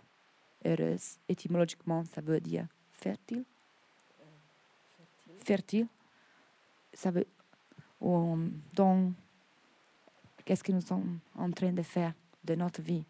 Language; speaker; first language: French; non-native, fluent; Italian